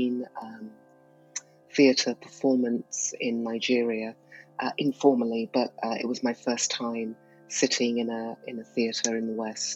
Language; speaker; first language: English; native; English